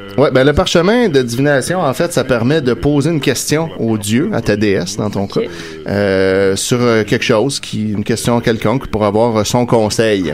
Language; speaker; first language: French; native; French